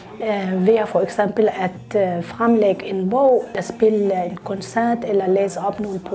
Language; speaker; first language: Danish; non-native, fluent; Arabic